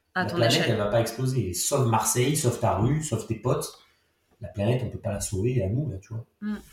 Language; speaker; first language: French; native; French